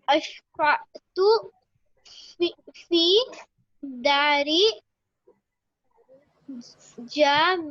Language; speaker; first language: Arabic; non-native, learner; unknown